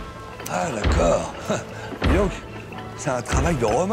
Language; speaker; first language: French; native; French